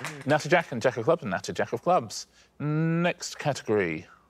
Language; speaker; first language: English; native; English